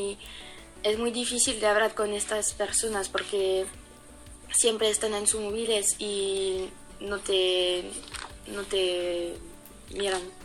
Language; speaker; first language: Spanish; non-native, fluent; French